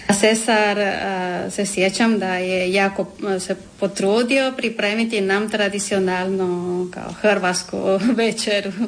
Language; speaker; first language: Croatian; non-native, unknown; Spanish